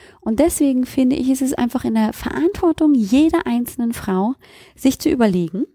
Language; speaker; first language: German; native; German